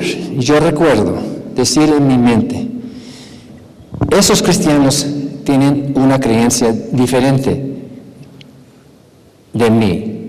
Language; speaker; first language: Spanish; non-native, fluent; English